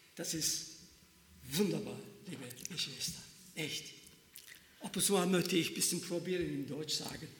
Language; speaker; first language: German; non-native, learner; Turkish